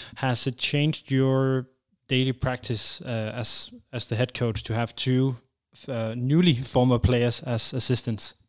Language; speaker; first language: English; non-native, fluent; Danish